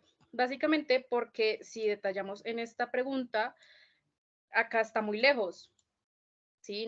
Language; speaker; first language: Spanish; native; Spanish